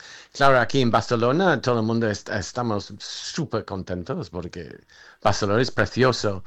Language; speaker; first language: Spanish; non-native, fluent; English